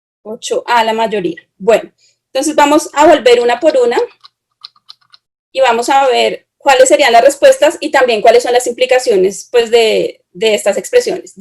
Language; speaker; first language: Spanish; native; Spanish